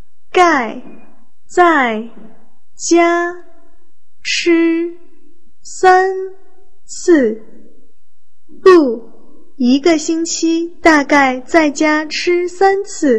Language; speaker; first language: Chinese; non-native, fluent; Vietnamese